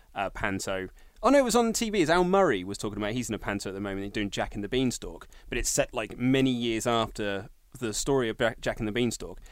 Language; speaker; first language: English; native; English